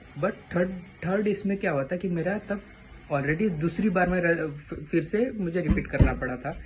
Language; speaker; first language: Hindi; native; Hindi